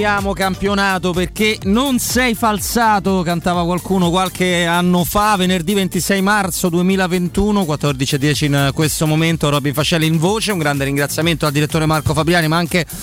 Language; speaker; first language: Italian; native; Italian